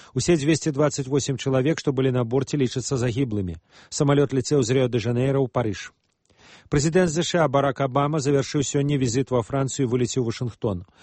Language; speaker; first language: Belarusian; native; Belarusian